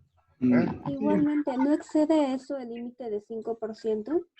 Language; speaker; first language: Spanish; native; Spanish